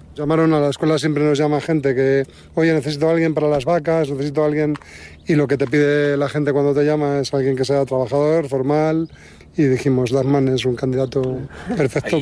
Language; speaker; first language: Spanish; native; Spanish